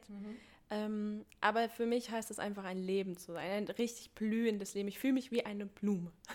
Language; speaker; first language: German; early bilingual, other home language; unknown